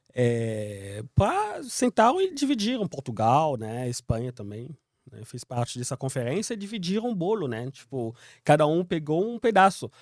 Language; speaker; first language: Portuguese; non-native, fluent; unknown